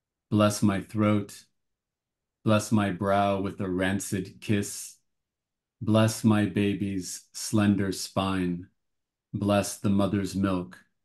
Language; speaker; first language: English; native; English